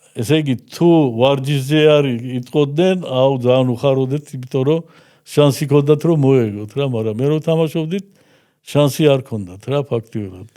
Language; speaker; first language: Georgian; non-native, local second language; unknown